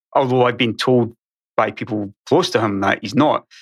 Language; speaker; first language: English; native; English